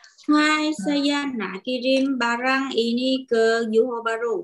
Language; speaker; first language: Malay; non-native, learner; Vietnamese